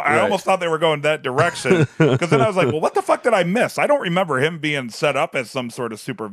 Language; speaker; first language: English; native; English